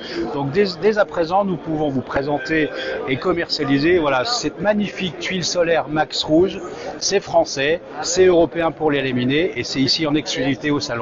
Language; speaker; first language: French; native; French